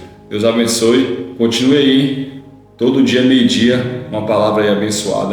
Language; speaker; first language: Portuguese; native; Portuguese